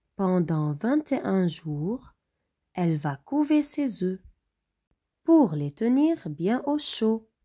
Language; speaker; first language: French; native; French